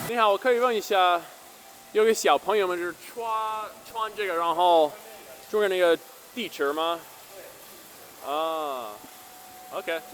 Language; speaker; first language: Chinese; non-native, fluent; English